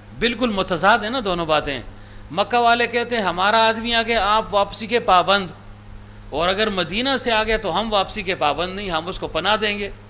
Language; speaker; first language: Urdu; non-native, local second language; Pashto